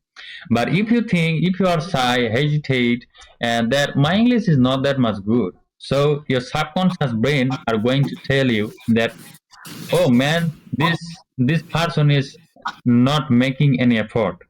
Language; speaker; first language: English; non-native, learner; Bangla